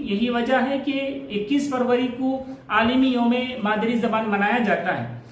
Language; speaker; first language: Urdu; native; Urdu